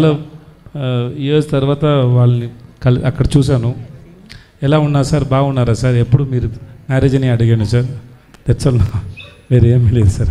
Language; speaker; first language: Telugu; non-native, learner; Tamil